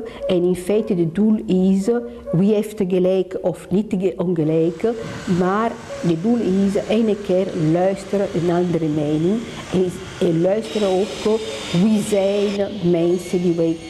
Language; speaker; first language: Dutch; non-native, local second language; French